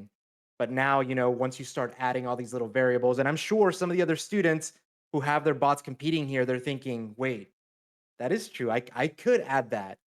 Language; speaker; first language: English; native; English